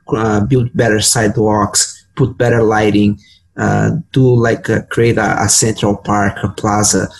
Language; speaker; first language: English; non-native, fluent; Portuguese